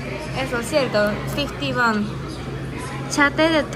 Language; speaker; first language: Spanish; non-native, learner; Japanese